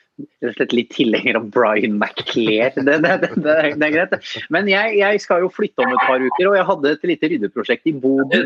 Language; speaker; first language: Norwegian; native; Norwegian